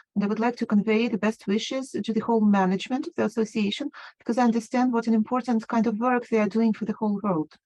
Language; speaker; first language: English; non-native, fluent; Ukrainian